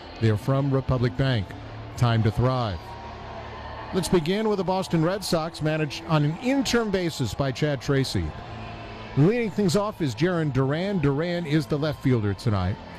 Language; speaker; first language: English; native; English